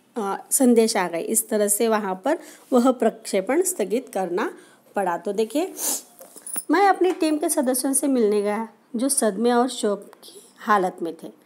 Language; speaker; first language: Hindi; non-native, local second language; Marathi